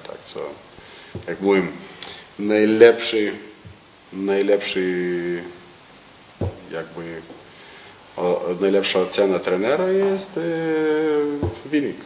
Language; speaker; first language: Polish; non-native, learner; Lithuanian